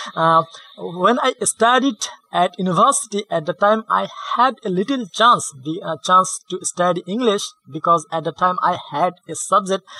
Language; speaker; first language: English; non-native, learner; Bangla